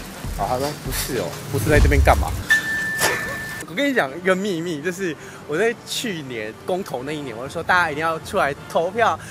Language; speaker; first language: Chinese; early bilingual, other home language; Filipino